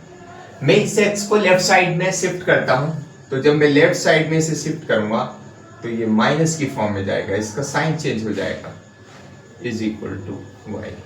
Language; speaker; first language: Hindi; native; Hindi